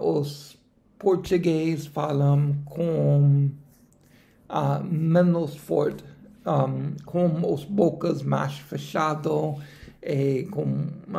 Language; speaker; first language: Portuguese; non-native, learner; English